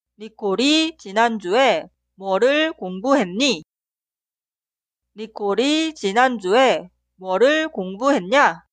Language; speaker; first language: Korean; non-native, fluent; Spanish